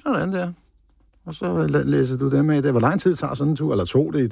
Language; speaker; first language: Danish; native; Danish